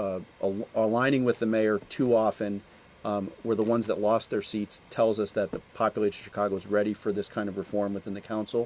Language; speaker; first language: English; native; English